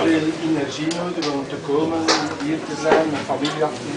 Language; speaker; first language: Dutch; non-native, local second language; French